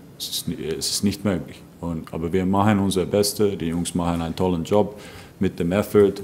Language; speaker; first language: German; non-native, fluent; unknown